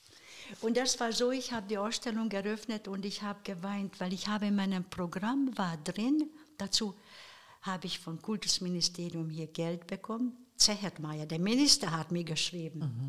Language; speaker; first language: German; non-native, fluent; Hungarian